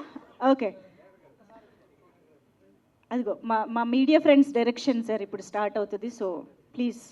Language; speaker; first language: Telugu; native; Telugu